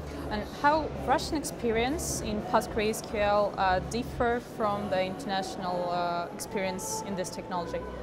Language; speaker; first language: English; non-native, fluent; Russian